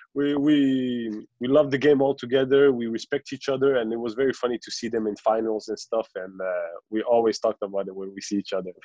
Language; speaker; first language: English; non-native, local second language; French